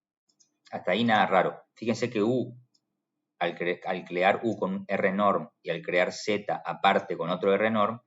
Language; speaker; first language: Spanish; native; Spanish